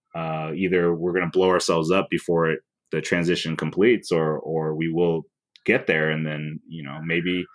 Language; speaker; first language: English; native; English